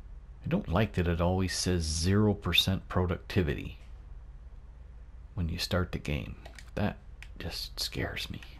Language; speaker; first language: English; native; English